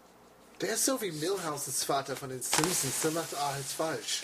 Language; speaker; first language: German; non-native, fluent; English